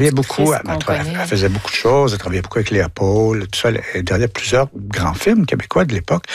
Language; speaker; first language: French; native; French